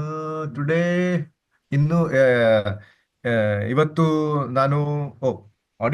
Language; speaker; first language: Kannada; non-native, learner; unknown